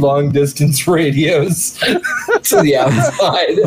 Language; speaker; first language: English; native; English